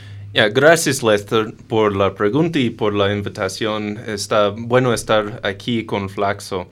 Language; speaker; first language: Spanish; non-native, fluent; English